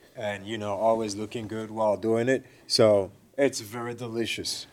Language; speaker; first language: English; non-native, fluent; Arabic